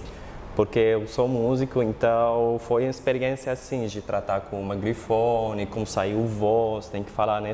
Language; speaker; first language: Portuguese; non-native, fluent; Arabic